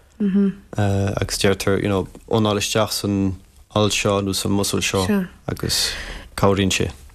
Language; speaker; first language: Irish; early bilingual, other home language; French